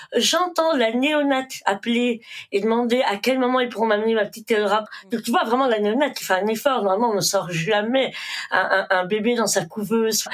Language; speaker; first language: French; native; French